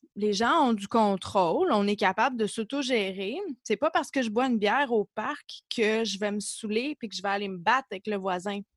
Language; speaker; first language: French; native; French